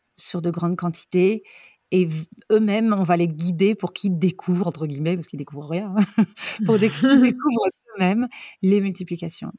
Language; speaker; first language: French; native; French